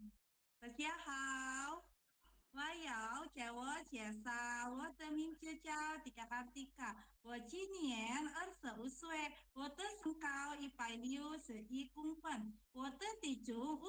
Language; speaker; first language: Chinese; non-native, learner; Indonesian